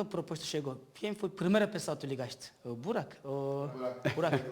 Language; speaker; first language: Portuguese; non-native, learner; Turkish